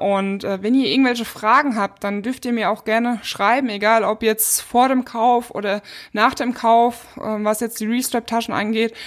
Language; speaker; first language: German; native; German